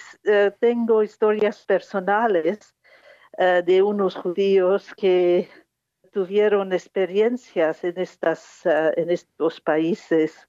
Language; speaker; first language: Spanish; non-native, fluent; English